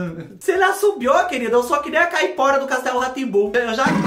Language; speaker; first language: Portuguese; native; Portuguese